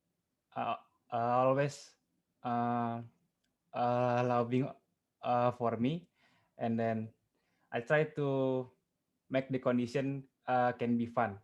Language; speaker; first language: English; non-native, learner; Indonesian